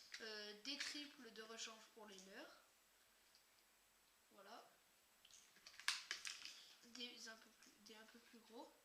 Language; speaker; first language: French; native; French